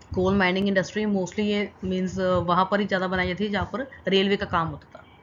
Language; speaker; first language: Hindi; non-native, local second language; Punjabi